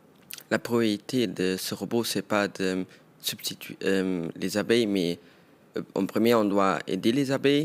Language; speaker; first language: French; non-native, local second language; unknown